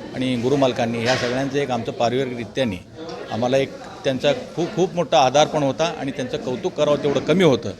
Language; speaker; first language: Marathi; native; Marathi